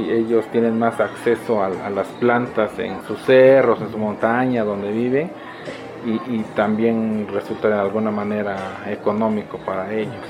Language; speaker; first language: Spanish; native; Spanish